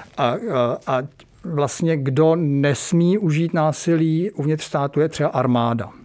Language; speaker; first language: Czech; native; Czech